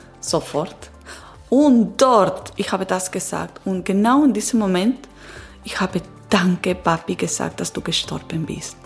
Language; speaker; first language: German; non-native, learner; Italian